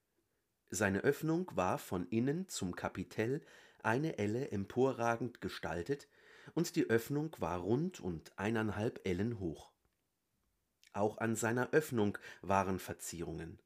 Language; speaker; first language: German; native; German